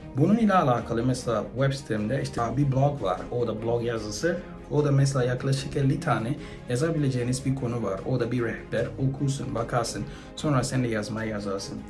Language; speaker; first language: Turkish; non-native, fluent; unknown